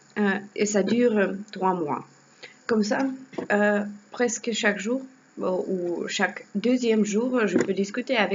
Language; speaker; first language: French; non-native, learner; Russian